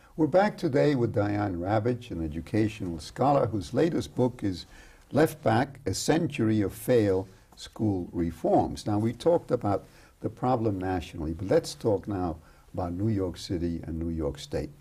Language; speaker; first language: English; early bilingual, other home language; Spanish